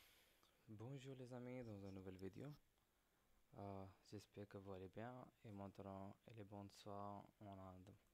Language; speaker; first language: French; non-native, learner; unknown